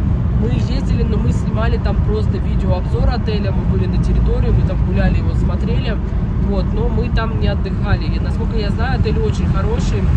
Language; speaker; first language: Russian; native; Russian